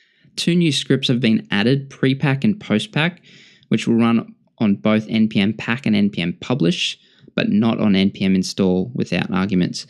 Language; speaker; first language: English; native; English